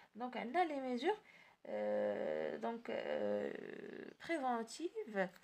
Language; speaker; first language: French; non-native, local second language; Arabic